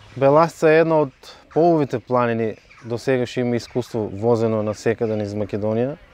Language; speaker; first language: Macedonian; native; Macedonian